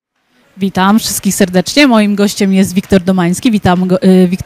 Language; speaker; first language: Polish; native; Polish